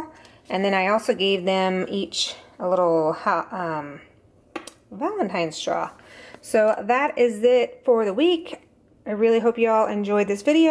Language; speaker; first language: English; native; English